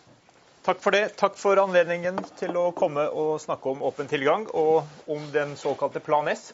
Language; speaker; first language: Norwegian; native; Norwegian